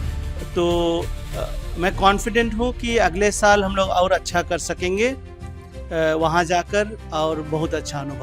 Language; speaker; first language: Hindi; native; Hindi